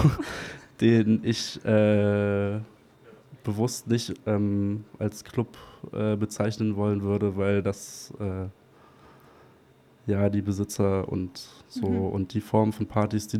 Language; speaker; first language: German; native; German